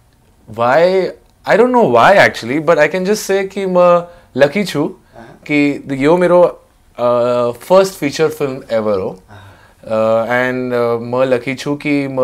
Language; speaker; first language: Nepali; non-native, learner; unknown